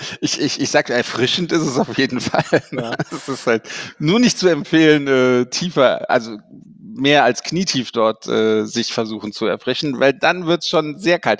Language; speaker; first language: German; native; German